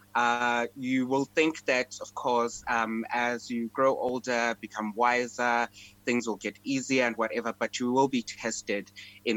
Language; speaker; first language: English; non-native, local second language; Xhosa